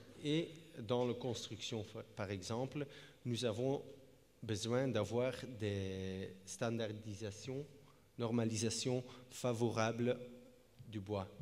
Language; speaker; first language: French; non-native, fluent; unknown